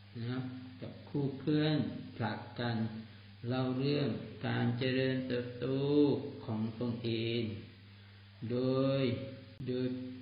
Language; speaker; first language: Thai; non-native, local second language; Malay